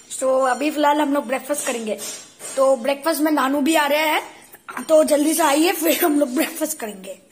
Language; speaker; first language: Hindi; non-native, local second language; Bangla